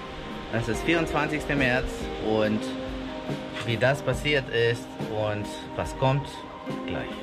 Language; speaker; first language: German; non-native, fluent; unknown